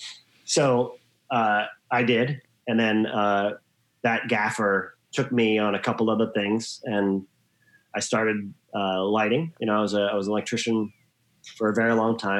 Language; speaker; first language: English; native; English